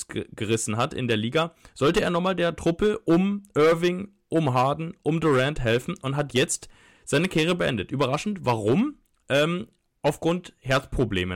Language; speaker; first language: German; native; German